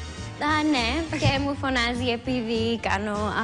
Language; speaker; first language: Greek; early bilingual, heritage; English